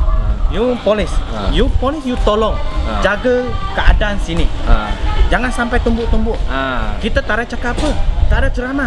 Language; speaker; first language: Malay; non-native, local second language; Cantonese